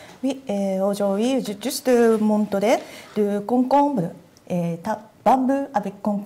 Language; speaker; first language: French; non-native, learner; Japanese